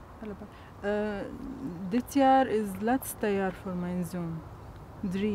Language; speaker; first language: Dutch; non-native, learner; Arabic